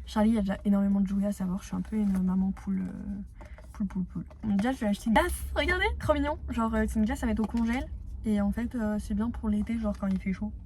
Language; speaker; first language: French; native; French